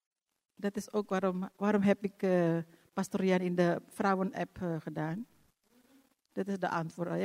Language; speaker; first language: Dutch; non-native, fluent; Indonesian